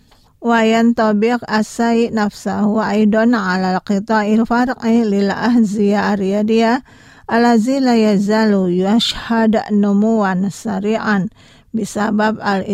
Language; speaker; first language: Arabic; non-native, fluent; Indonesian